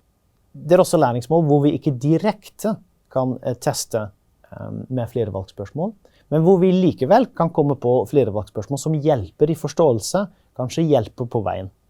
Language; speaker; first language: Norwegian; non-native, fluent; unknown